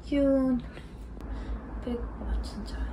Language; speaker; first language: Korean; non-native, fluent; Russian